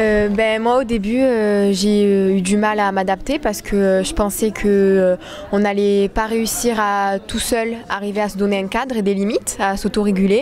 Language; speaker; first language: French; native; French